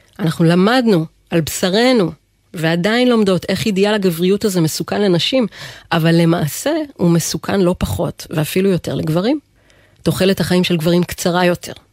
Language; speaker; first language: Hebrew; native; Hebrew